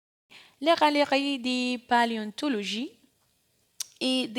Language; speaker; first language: French; non-native, learner; Spanish